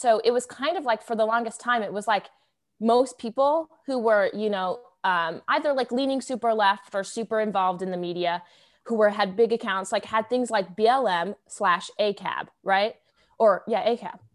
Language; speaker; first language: English; native; English